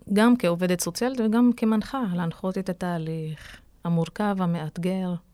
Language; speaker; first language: Hebrew; non-native, local second language; Arabic